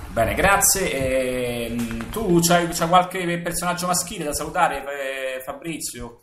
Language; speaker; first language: Italian; native; Italian